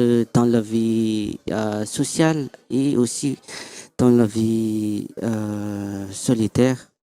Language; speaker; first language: French; non-native, local second language; Malagasy